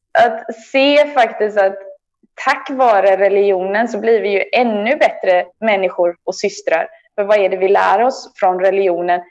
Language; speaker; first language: Swedish; native; Swedish